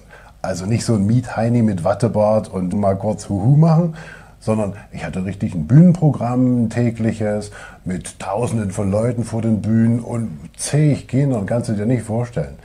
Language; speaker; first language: German; native; German